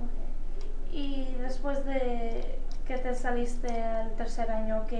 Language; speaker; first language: Spanish; early bilingual, heritage; Spanish